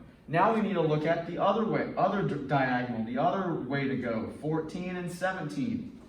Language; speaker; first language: English; native; English